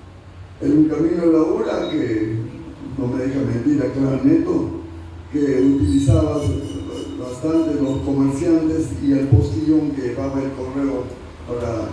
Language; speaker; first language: Spanish; native; Spanish